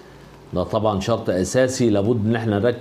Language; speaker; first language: Arabic; native; Arabic